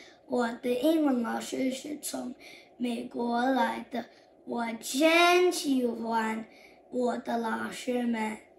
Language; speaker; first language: Chinese; non-native, learner; English